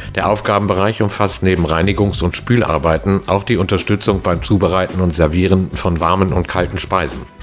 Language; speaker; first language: German; native; German